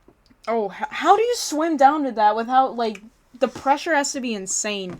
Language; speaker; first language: English; native; English